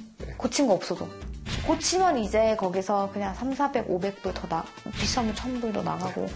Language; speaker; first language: Korean; native; Korean